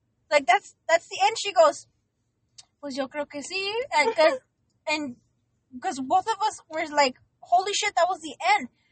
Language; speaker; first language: English; early bilingual, other home language; Spanish